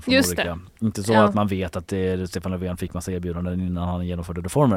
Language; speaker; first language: Swedish; native; Swedish